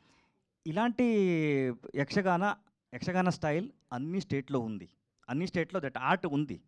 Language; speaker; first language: Telugu; non-native, learner; Kannada